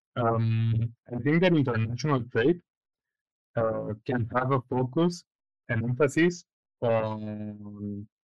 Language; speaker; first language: English; non-native, fluent; Spanish